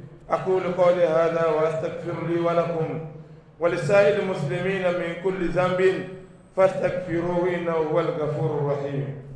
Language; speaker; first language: Arabic; non-native, fluent; Yoruba